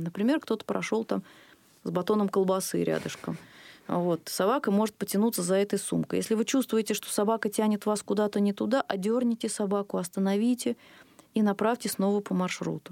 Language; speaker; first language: Russian; native; Russian